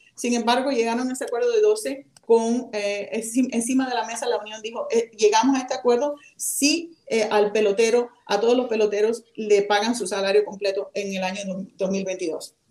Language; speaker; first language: Spanish; native; Spanish